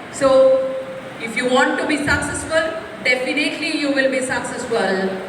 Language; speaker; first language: English; non-native, local second language; Telugu